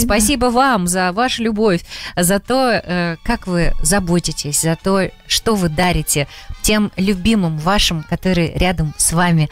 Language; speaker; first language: Russian; native; Russian